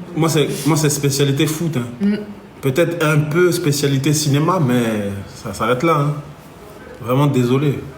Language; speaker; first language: French; native; French